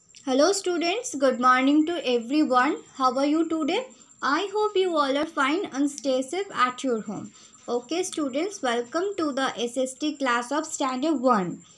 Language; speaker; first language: English; non-native, local second language; Bangla